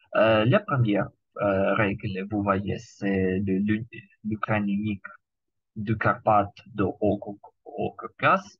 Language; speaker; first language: French; non-native, learner; Ukrainian